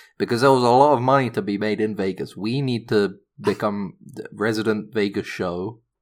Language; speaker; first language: English; native; English